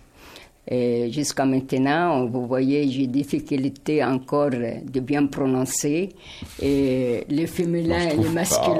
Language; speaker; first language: French; non-native, fluent; Arabic